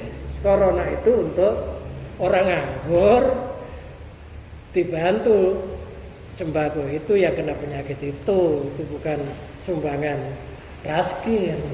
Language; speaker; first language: Indonesian; native; Indonesian